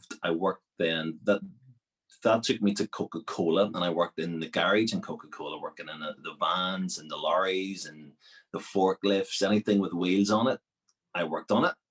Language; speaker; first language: English; native; English